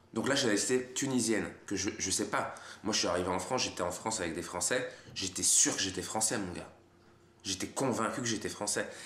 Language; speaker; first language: French; native; French